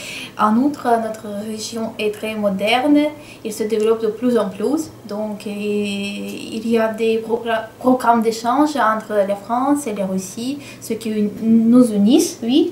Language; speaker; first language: French; non-native, fluent; Russian